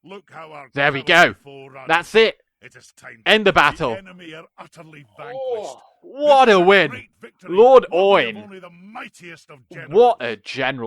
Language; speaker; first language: English; native; English